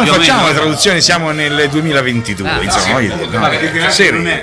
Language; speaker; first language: Italian; native; Italian